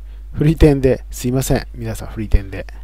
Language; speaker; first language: Japanese; native; Japanese